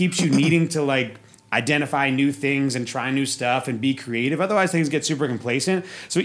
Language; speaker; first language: English; native; English